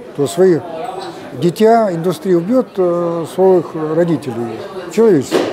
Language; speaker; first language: Russian; native; Russian